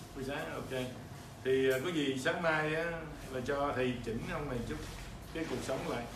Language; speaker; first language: Vietnamese; native; Vietnamese